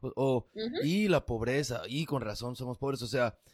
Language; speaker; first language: Spanish; native; Spanish